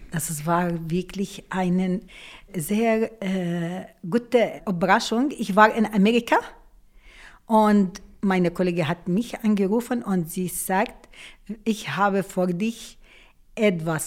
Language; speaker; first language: German; non-native, local second language; Arabic